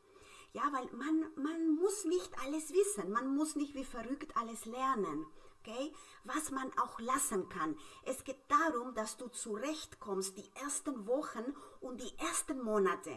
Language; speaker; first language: German; non-native, fluent; Spanish